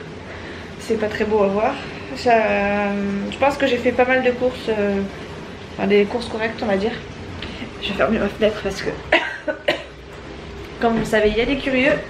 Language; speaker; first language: French; native; French